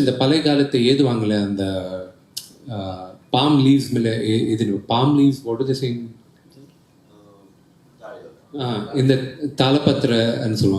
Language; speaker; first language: Tamil; early bilingual, heritage; Telugu